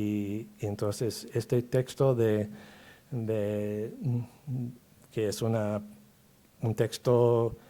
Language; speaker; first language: Spanish; non-native, fluent; English